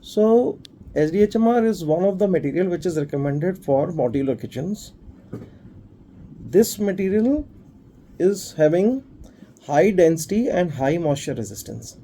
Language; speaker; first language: English; non-native, local second language; Hindi